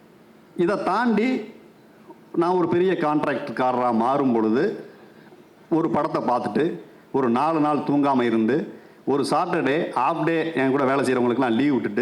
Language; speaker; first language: Tamil; native; Tamil